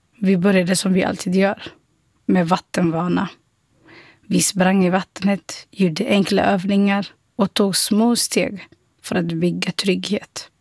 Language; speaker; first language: Swedish; non-native, fluent; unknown